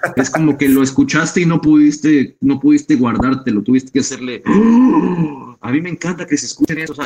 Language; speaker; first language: Spanish; native; Spanish